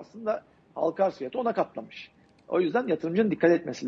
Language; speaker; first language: Turkish; native; Turkish